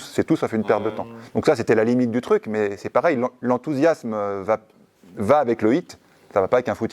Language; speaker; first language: French; native; French